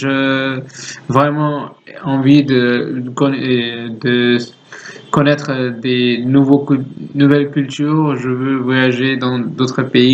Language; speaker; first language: French; non-native, learner; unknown